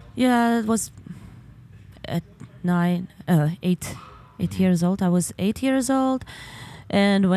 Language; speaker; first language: English; non-native, fluent; Ukrainian